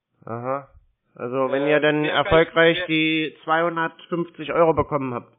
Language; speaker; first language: German; native; German